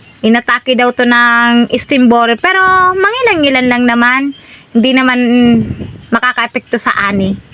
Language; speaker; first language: Filipino; non-native, local second language; Bikol